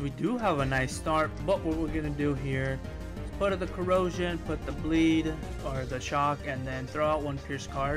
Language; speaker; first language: English; native; English